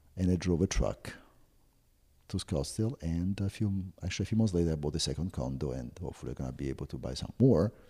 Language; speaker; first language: English; non-native, fluent; Italian